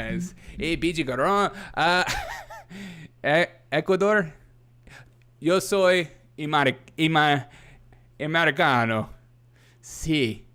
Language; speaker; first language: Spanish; non-native, learner; English